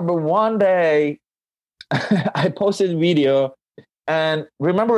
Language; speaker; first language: English; non-native, fluent; Ukrainian